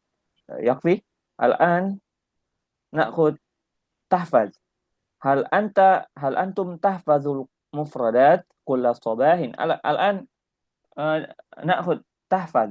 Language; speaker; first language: Arabic; non-native, fluent; Indonesian